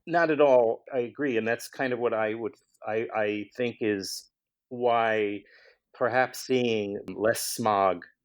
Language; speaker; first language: English; native; English